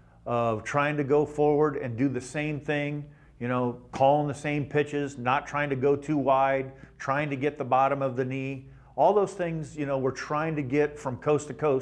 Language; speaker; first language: English; native; English